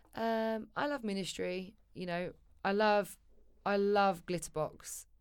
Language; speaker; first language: English; native; English